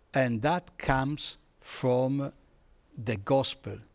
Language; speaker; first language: English; non-native, fluent; Italian